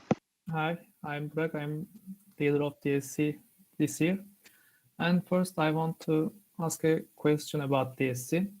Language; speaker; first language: English; non-native, learner; Turkish